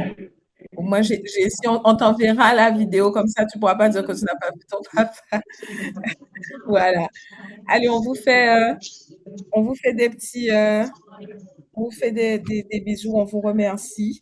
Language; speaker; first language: French; native; French